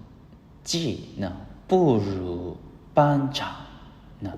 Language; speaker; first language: Chinese; non-native, fluent; Lao